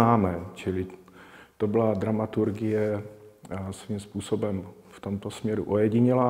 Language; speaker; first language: Czech; native; Czech